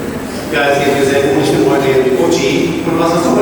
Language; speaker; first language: German; non-native, fluent; Hindi